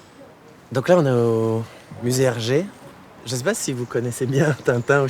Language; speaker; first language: French; native; French